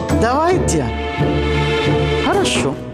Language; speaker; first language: Russian; non-native, learner; Spanish